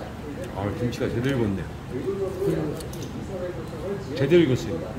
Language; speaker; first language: Korean; native; Korean